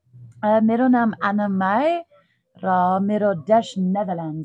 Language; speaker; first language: Nepali; non-native, learner; Dutch